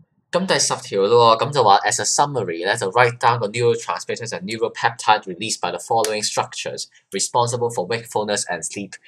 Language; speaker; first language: English; non-native, local second language; Cantonese